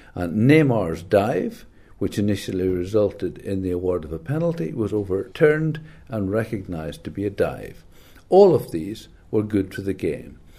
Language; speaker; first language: English; native; English